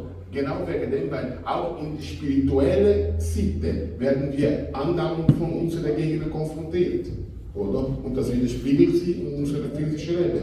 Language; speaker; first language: German; non-native, fluent; Portuguese